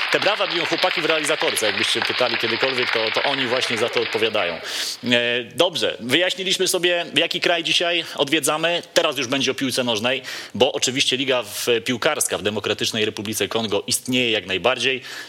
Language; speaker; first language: Polish; native; Polish